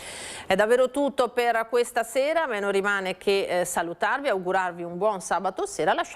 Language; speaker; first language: Italian; native; Italian